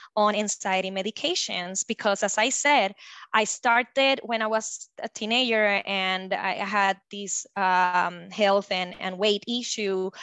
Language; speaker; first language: English; non-native, fluent; Spanish